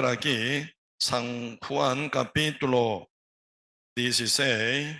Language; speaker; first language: Spanish; non-native, learner; Korean